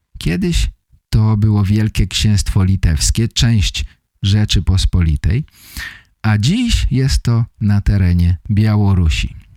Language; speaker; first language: Polish; native; Polish